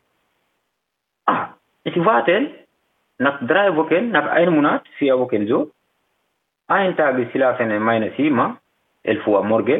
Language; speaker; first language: German; non-native, learner; Fula